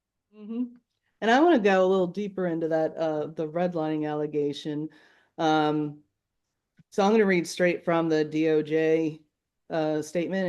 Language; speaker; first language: English; native; English